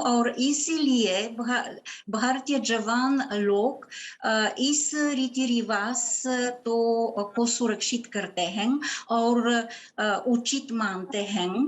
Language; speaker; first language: Hindi; non-native, fluent; Bulgarian